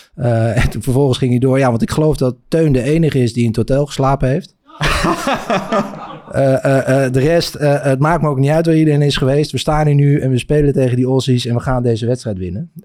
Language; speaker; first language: Dutch; native; Dutch